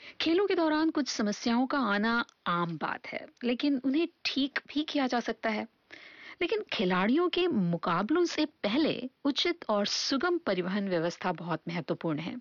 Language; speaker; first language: Hindi; native; Hindi